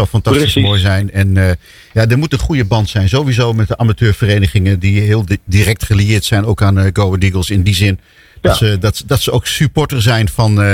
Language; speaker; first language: Dutch; native; Dutch